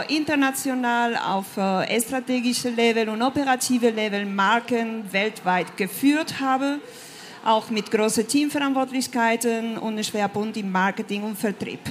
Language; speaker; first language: German; non-native, fluent; Spanish